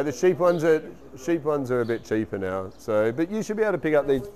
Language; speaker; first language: English; native; English